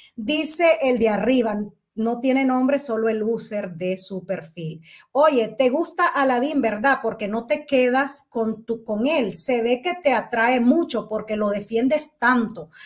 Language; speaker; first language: Spanish; native; Spanish